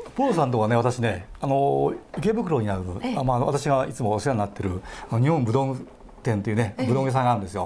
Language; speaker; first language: Japanese; native; Japanese